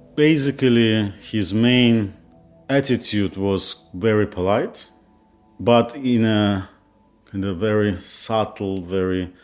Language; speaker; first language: English; non-native, fluent; Kazakh